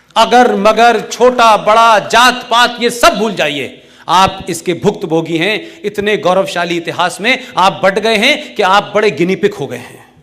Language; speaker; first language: Hindi; native; Hindi